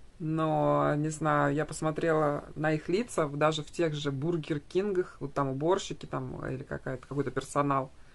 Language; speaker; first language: Russian; native; Russian